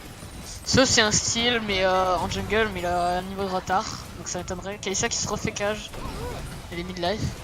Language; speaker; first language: French; native; French